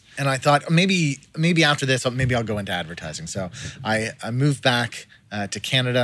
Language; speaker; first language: English; native; English